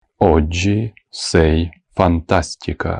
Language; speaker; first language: Italian; non-native, fluent; Ukrainian